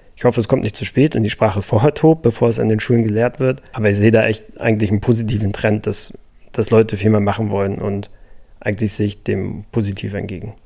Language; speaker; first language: German; native; German